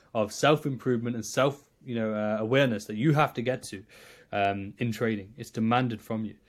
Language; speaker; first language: English; native; English